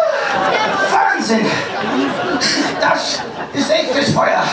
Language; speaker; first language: German; non-native, fluent; English